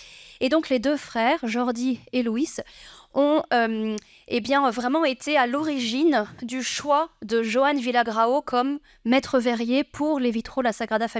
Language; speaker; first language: French; native; French